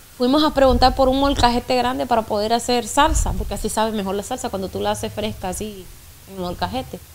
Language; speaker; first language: Spanish; native; Spanish